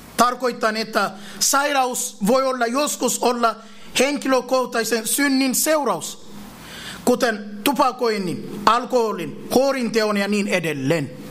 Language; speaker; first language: Finnish; non-native, fluent; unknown